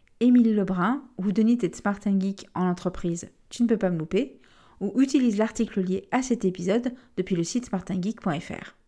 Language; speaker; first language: French; native; French